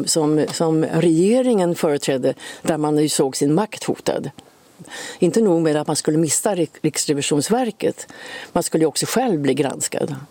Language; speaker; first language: Swedish; native; Swedish